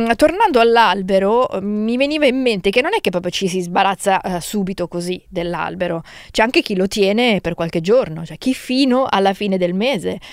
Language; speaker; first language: Italian; native; Italian